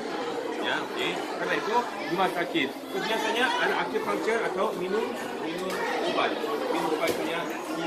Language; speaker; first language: Indonesian; non-native, learner; Korean